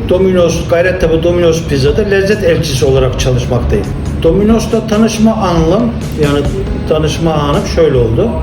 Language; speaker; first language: Turkish; native; Turkish